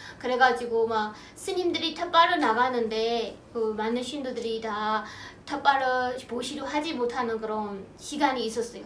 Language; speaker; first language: Korean; non-native, fluent; Burmese